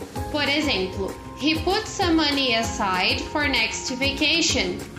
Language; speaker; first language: English; non-native, fluent; Portuguese